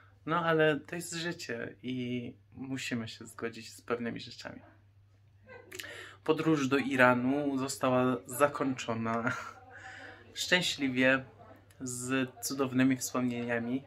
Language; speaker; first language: Polish; non-native, fluent; Persian